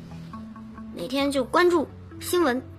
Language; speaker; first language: Chinese; native; Chinese